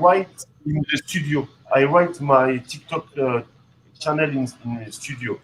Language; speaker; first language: English; non-native, learner; French